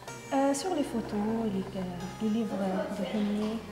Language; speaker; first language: French; non-native, local second language; Arabic